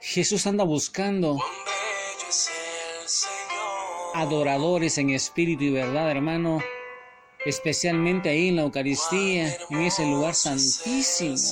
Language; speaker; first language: Spanish; native; Spanish